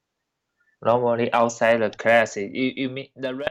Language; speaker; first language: English; non-native, learner; Chinese